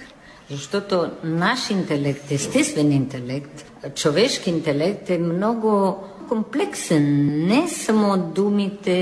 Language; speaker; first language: Bulgarian; non-native, fluent; Italian